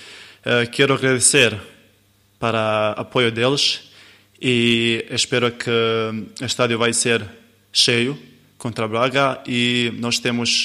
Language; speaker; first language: Portuguese; non-native, learner; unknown